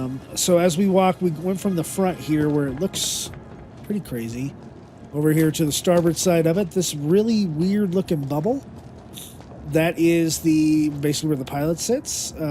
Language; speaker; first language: English; native; English